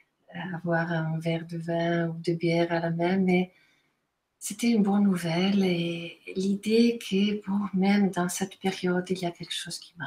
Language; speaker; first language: French; non-native, fluent; Italian